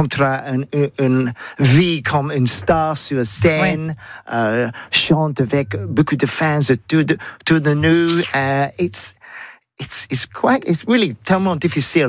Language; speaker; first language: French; non-native, learner; English